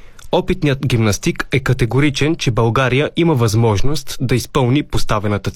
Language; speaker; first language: Bulgarian; native; Bulgarian